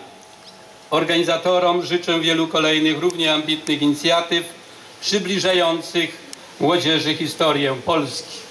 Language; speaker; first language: Polish; native; Polish